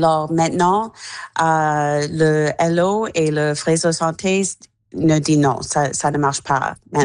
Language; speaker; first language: French; non-native, learner; English